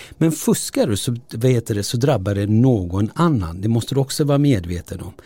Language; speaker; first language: Swedish; early bilingual, other home language; Turoyo